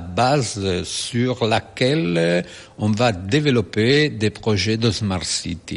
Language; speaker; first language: French; non-native, fluent; Italian